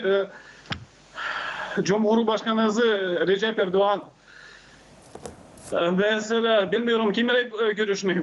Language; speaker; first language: Turkish; non-native, learner; Ukrainian